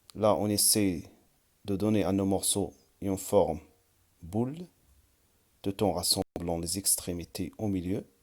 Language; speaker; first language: French; non-native, local second language; Arabic